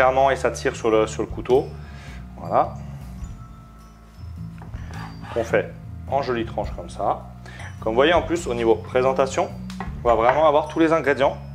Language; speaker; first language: French; native; French